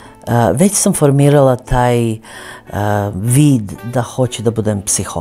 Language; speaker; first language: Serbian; early bilingual, other home language; Croatian